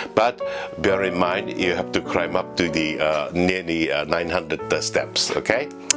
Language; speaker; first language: English; non-native, fluent; Japanese